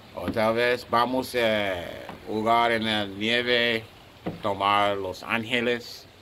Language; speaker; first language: Spanish; non-native, learner; English